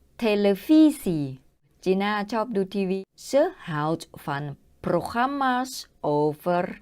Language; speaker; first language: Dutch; non-native, learner; Thai